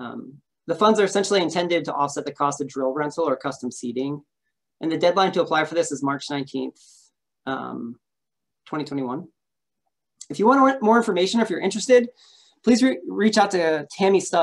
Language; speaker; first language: English; native; English